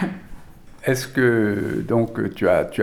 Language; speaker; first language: French; native; French